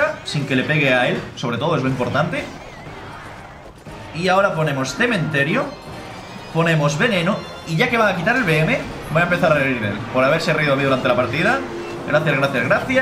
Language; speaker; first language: Spanish; native; Spanish